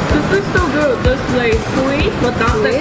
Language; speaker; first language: English; non-native, learner; Korean